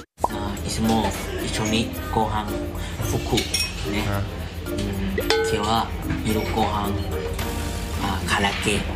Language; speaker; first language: Japanese; non-native, learner; Thai